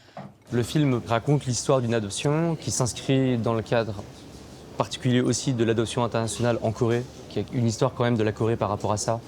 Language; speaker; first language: French; native; French